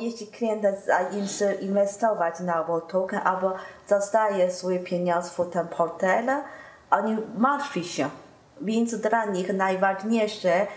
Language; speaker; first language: Polish; non-native, learner; Chinese